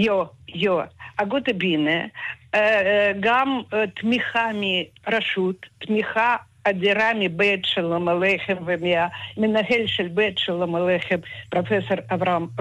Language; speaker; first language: Hebrew; non-native, fluent; Russian